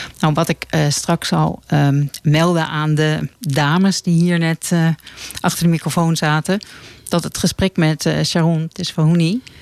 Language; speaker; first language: Dutch; native; Dutch